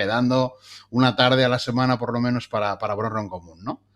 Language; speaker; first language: Spanish; native; Spanish